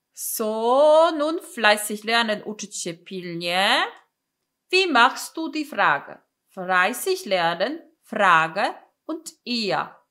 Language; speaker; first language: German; non-native, fluent; Polish